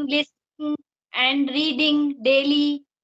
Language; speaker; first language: English; non-native, learner; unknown